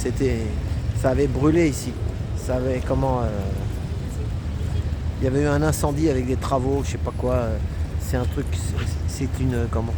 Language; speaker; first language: French; native; French